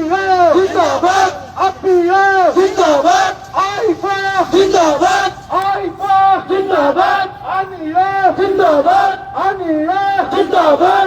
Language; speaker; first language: Hindi; non-native, local second language; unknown